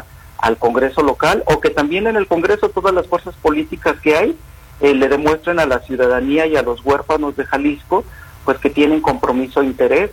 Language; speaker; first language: Spanish; native; Spanish